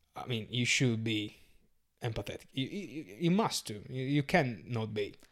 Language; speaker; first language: English; non-native, learner; Italian